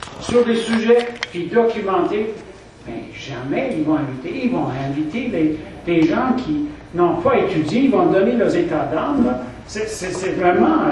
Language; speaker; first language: French; non-native, local second language; English